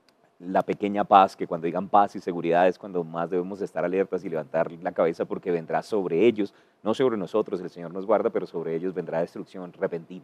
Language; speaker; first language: Spanish; native; Spanish